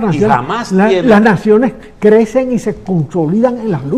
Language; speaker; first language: Spanish; native; Spanish